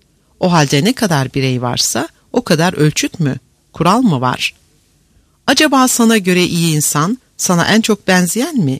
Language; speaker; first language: Turkish; native; Turkish